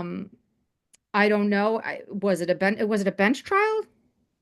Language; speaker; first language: English; native; English